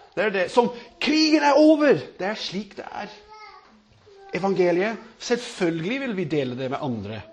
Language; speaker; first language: Norwegian; non-native, fluent; English